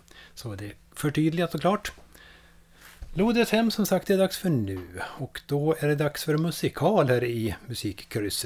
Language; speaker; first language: Swedish; native; Swedish